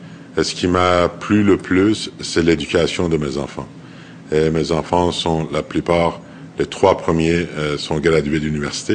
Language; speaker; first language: French; non-native, fluent; Persian